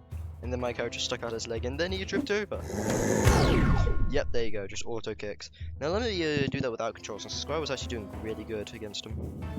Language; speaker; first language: English; native; English